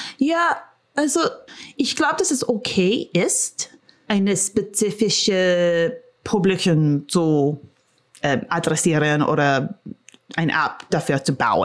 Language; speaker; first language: German; non-native, fluent; English